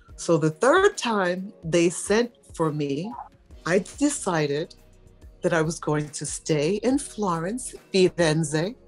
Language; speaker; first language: English; native; English